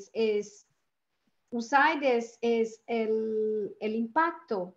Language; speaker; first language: Spanish; non-native, learner; Portuguese